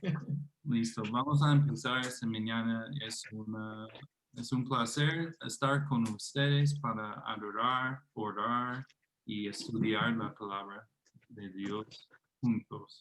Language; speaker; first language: Spanish; non-native, fluent; English